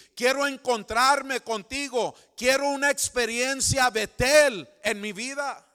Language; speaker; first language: Spanish; early bilingual, heritage; Spanish